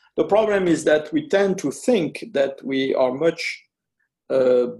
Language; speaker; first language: English; early bilingual, other home language; French